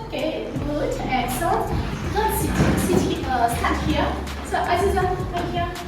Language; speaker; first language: English; non-native, learner; Kazakh